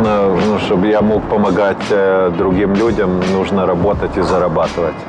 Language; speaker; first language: Russian; early bilingual, heritage; Russian